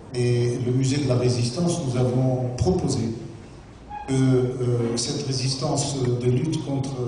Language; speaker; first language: French; non-native, local second language; Arabic